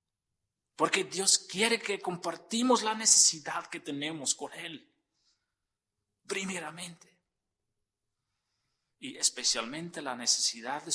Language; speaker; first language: Spanish; non-native, fluent; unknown